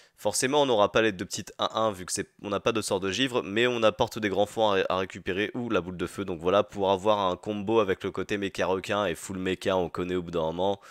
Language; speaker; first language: French; native; French